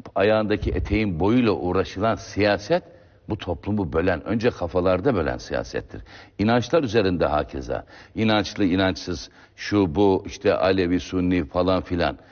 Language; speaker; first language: Turkish; native; Turkish